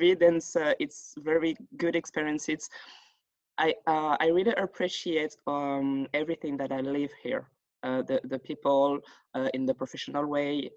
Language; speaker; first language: English; non-native, fluent; French